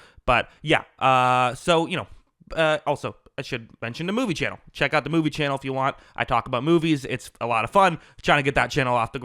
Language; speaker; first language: English; native; English